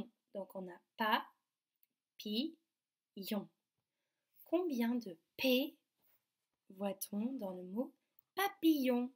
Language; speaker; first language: French; native; French